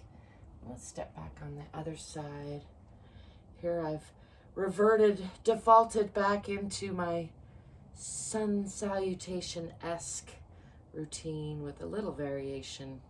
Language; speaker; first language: English; native; English